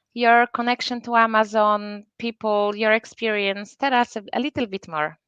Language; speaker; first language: English; non-native, fluent; Polish